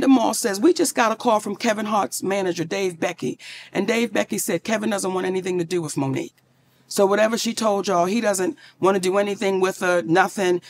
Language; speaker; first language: English; native; English